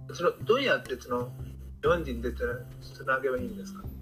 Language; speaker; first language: Japanese; non-native, fluent; Bangla